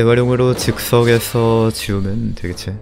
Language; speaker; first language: Korean; native; Korean